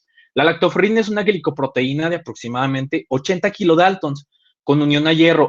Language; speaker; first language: Spanish; native; Spanish